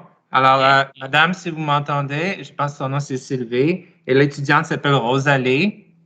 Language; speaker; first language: French; native; French